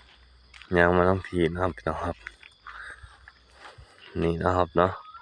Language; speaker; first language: Thai; non-native, local second language; Northeastern Thai